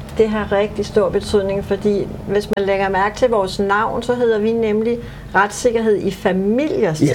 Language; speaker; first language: Danish; native; Danish